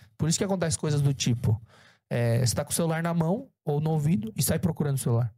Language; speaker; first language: Portuguese; early bilingual, other home language; Korean